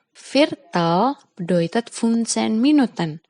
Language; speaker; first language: German; non-native, fluent; Indonesian